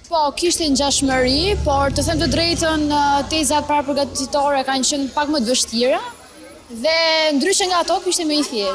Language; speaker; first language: Albanian; native; Albanian